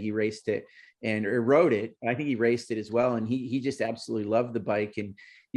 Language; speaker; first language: English; native; English